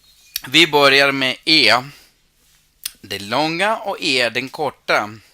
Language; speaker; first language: Swedish; non-native, fluent; Spanish